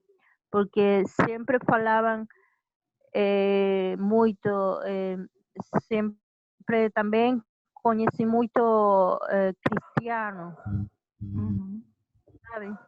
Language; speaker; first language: Portuguese; non-native, learner; Spanish